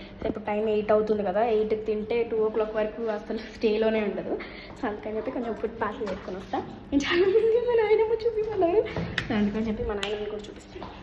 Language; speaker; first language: Telugu; early bilingual, heritage; Telugu